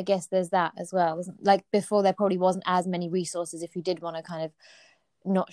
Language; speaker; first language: English; native; English